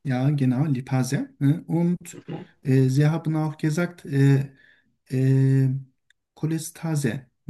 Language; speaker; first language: German; non-native, learner; Turkish